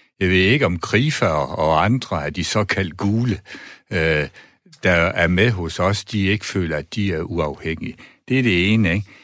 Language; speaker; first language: Danish; native; Danish